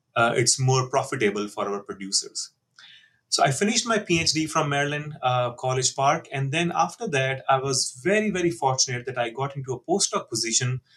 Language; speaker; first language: English; non-native, local second language; Hindi